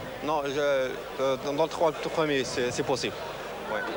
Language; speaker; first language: French; non-native, local second language; Arabic